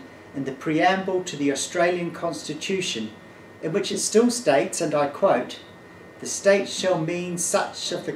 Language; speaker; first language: English; native; English